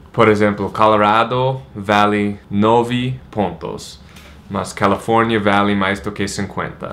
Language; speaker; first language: Portuguese; non-native, fluent; English